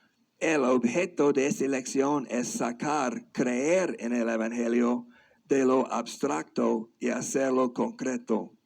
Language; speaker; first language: Spanish; non-native, fluent; English